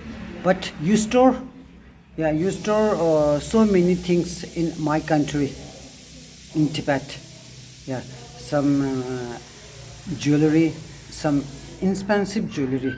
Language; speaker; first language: English; non-native, learner; Tibetan